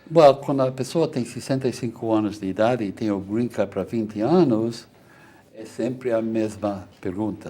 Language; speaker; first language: Portuguese; non-native, fluent; Spanish